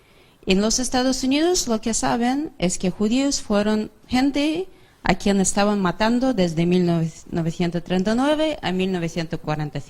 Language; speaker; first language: Spanish; non-native, fluent; English